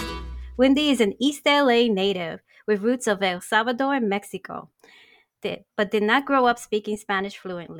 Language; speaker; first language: English; early bilingual, other home language; Spanish